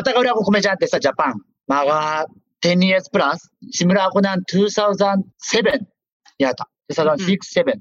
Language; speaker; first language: Filipino; non-native, learner; Japanese